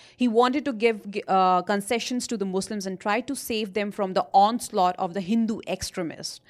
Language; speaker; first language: English; non-native, local second language; Hindi